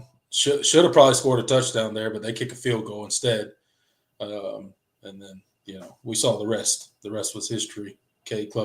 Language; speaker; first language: English; native; English